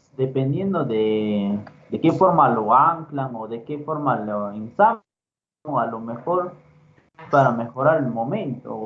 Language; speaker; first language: Spanish; native; Spanish